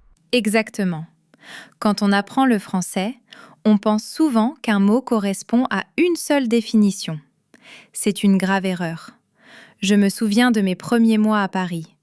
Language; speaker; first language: French; non-native, fluent; English